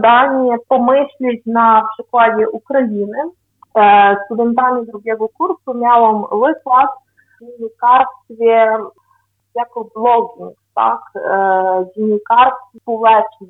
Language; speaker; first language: Polish; non-native, fluent; Ukrainian